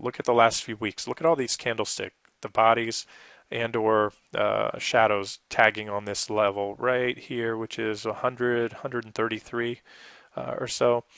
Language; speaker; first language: English; native; English